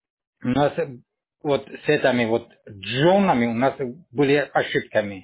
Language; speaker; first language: Russian; non-native, local second language; Tajik